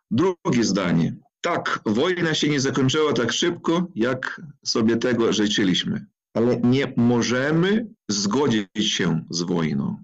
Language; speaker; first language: Polish; non-native, fluent; Ukrainian